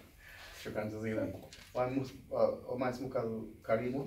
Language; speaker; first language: Arabic; non-native, learner; English